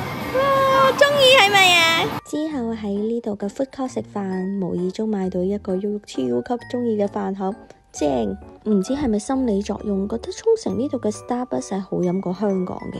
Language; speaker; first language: Cantonese; native; Cantonese